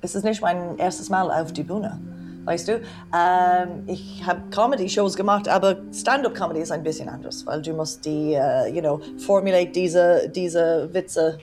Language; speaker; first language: German; non-native, fluent; English